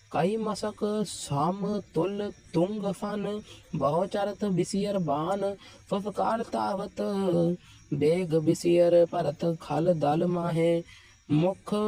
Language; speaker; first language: Hindi; non-native, local second language; Punjabi